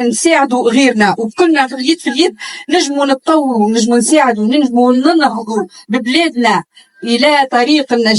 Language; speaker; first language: Arabic; native; Arabic